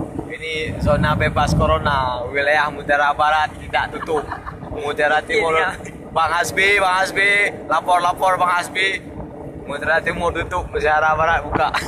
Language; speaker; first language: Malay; non-native, local second language; Achinese